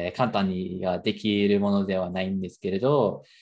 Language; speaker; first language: Japanese; non-native, fluent; English